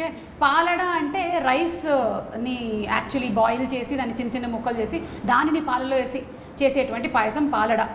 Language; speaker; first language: Telugu; native; Telugu